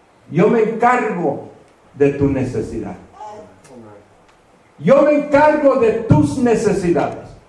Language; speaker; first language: Spanish; native; Spanish